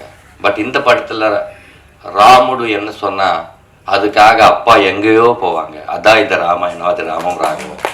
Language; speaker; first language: Tamil; non-native, learner; Telugu